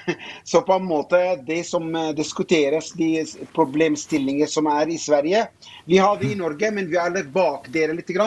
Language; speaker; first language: Norwegian; non-native, fluent; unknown